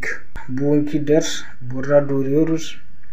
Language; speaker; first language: Turkish; non-native, fluent; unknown